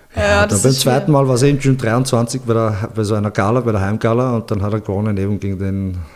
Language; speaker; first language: German; early bilingual, other home language; Bosnian